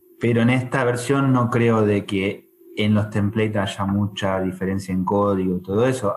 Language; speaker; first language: Spanish; native; Spanish